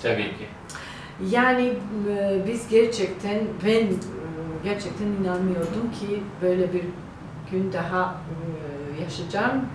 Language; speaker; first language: Turkish; non-native, learner; Georgian